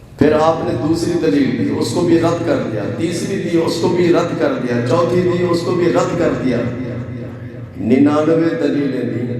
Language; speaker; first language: Urdu; non-native, local second language; Punjabi